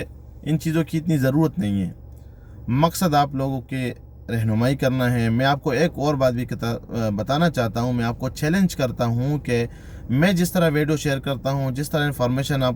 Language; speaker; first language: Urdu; non-native, local second language; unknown